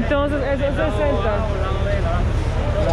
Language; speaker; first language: Spanish; non-native, learner; Polish